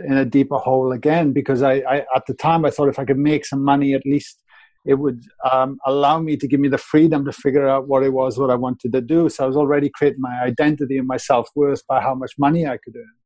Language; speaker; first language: English; native; English